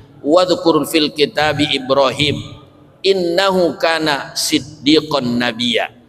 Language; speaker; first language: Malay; non-native, local second language; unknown